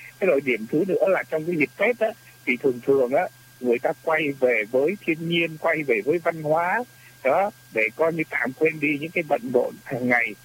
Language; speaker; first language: Vietnamese; native; Vietnamese